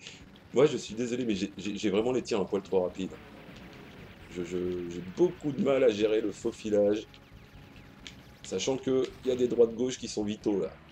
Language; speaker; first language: French; native; French